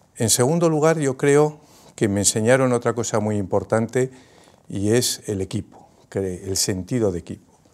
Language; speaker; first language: Spanish; native; Spanish